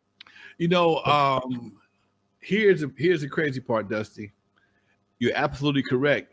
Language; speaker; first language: English; native; English